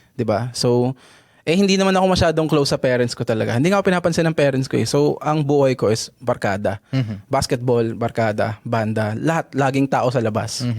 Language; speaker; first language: Filipino; native; Filipino